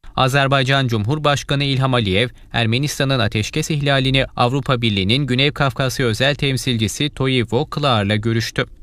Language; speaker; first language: Turkish; native; Turkish